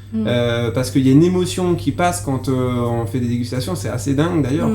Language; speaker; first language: French; native; French